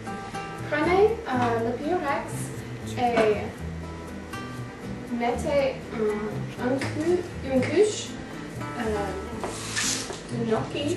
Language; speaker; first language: French; non-native, learner; English